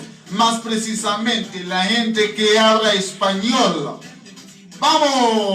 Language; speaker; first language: Spanish; non-native, learner; Haitian Creole